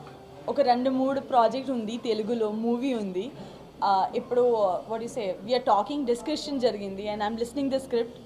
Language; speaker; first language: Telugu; non-native, local second language; Gujarati